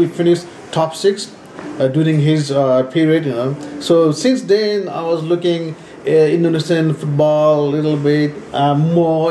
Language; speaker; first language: English; non-native, learner; Nepali